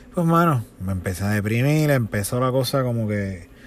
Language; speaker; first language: Spanish; native; Spanish